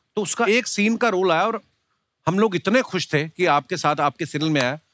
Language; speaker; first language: Hindi; native; Hindi